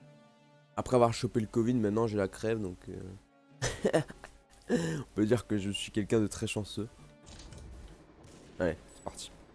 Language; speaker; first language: French; native; French